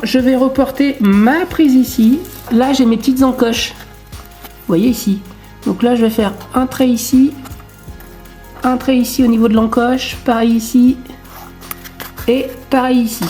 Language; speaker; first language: French; native; French